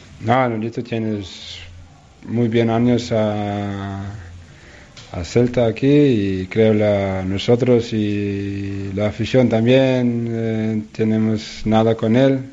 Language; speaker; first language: Spanish; non-native, learner; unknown